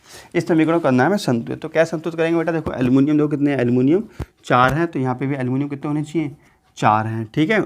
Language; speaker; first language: Hindi; native; Hindi